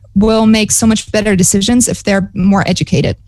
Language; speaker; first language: English; non-native, fluent; German